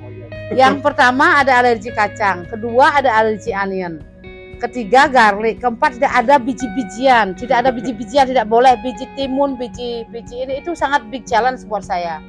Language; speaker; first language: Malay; non-native, local second language; Balinese